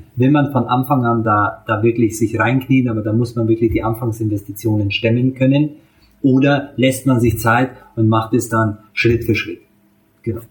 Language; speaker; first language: German; early bilingual, other home language; Hungarian